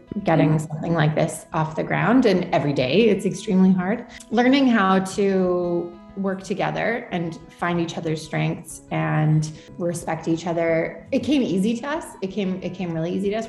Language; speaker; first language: English; native; English